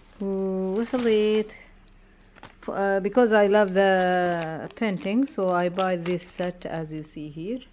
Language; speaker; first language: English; non-native, learner; Arabic